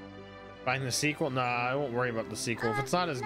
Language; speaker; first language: English; native; English